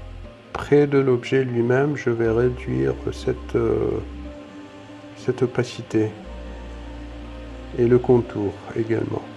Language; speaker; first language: French; native; French